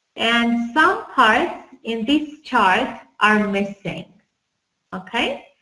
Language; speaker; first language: English; non-native, fluent; Armenian